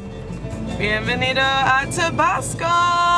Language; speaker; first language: Spanish; non-native, learner; English